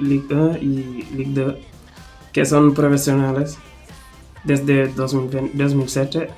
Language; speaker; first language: Spanish; non-native, learner; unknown